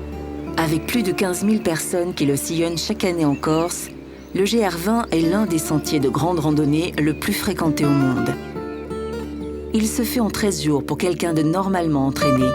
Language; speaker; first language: French; native; French